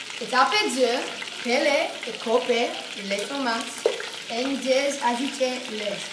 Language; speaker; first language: French; non-native, learner; English